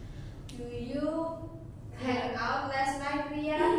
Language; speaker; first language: English; non-native, learner; Indonesian